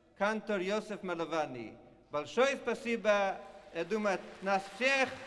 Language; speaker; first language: Russian; non-native, fluent; Italian